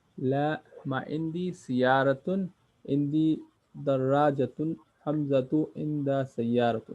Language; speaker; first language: Arabic; non-native, learner; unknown